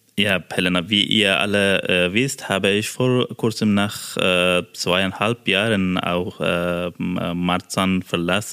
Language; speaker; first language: German; non-native, fluent; Persian